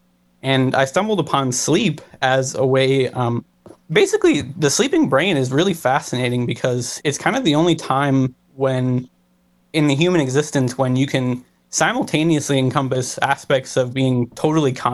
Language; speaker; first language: English; native; English